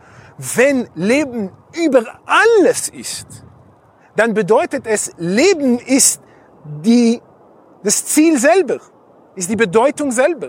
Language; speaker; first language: German; non-native, fluent; Hebrew